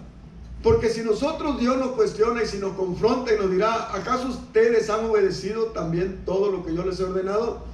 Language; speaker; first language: Spanish; native; Spanish